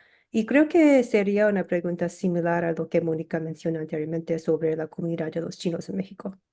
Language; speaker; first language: Spanish; early bilingual, heritage; English